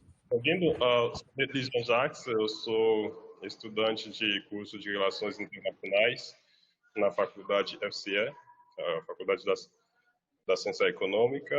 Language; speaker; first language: Portuguese; non-native, fluent; Haitian Creole